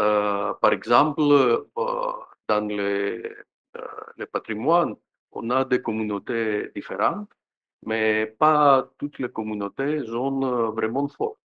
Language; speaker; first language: French; non-native, fluent; Greek